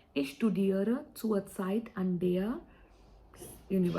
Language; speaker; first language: German; non-native, fluent; Hindi